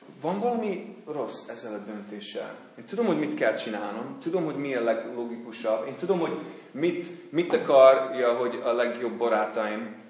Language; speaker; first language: Hungarian; non-native, fluent; English